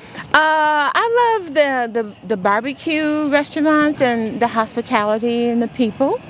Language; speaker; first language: English; native; English